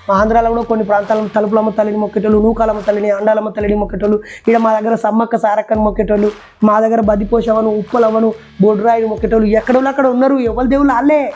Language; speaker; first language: Telugu; native; Telugu